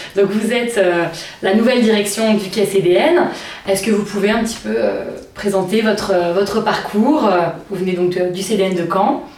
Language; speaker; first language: French; native; French